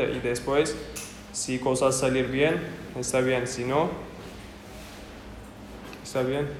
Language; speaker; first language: Spanish; non-native, learner; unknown